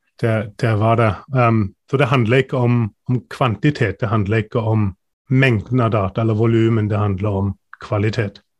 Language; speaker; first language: Norwegian; non-native, fluent; German